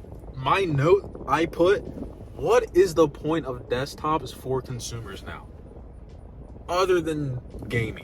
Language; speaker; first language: English; native; English